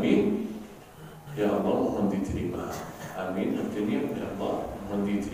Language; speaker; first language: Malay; non-native, fluent; Arabic